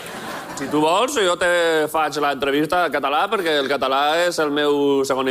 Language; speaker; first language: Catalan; non-native, learner; Spanish